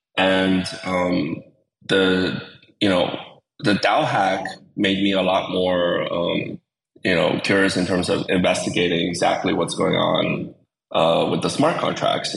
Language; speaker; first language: English; native; English